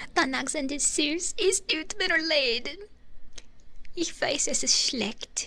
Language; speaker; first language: German; non-native, learner; English